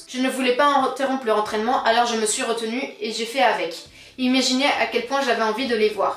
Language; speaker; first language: French; native; French